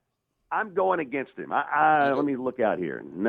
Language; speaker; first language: English; native; English